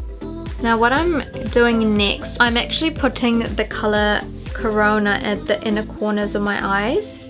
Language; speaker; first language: English; early bilingual, other home language; Sinhala